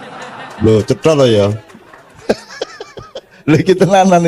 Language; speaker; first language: Indonesian; native; Indonesian